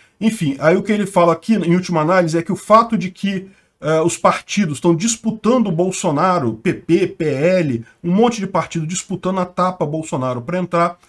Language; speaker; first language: Portuguese; native; Portuguese